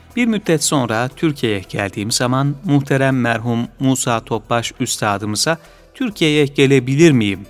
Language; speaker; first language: Turkish; native; Turkish